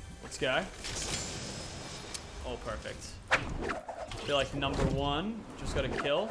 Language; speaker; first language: English; native; English